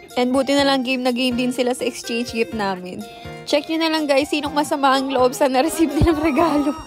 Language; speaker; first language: Filipino; native; Filipino